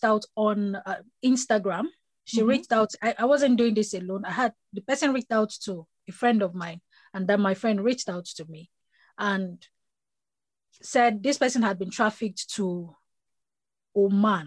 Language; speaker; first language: English; non-native, local second language; Yoruba